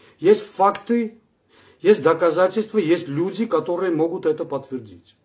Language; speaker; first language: Russian; non-native, local second language; Armenian